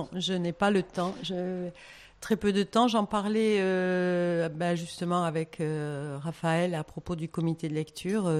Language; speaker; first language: French; native; French